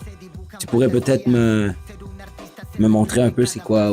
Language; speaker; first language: French; non-native, fluent; Spanish